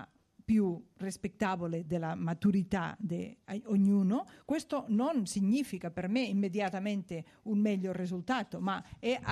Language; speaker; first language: Italian; non-native, fluent; Spanish